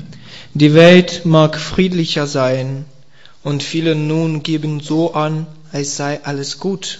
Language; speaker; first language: German; non-native, learner; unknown